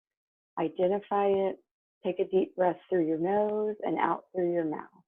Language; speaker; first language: English; native; English